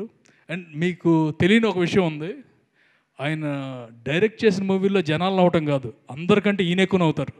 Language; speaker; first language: Telugu; native; Telugu